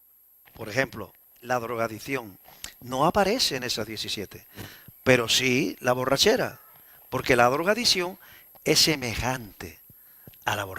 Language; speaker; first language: Spanish; native; Spanish